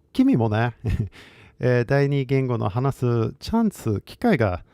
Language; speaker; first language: Japanese; non-native, fluent; English